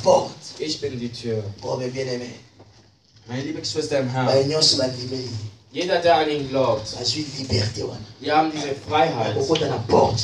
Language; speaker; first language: German; non-native, fluent; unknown